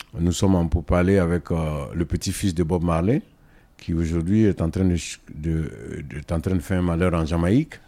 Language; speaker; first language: French; non-native, local second language; Dyula